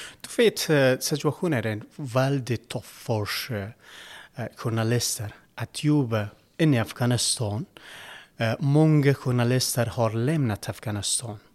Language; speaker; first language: Swedish; non-native, learner; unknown